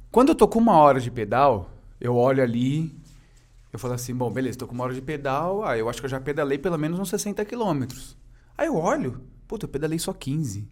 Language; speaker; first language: Portuguese; native; Portuguese